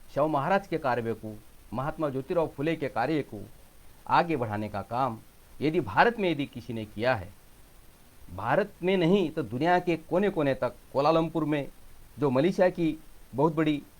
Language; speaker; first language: Hindi; non-native, local second language; Marathi